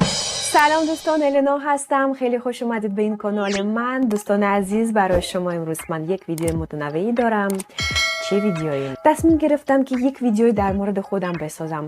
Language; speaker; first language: Persian; non-native, fluent; Russian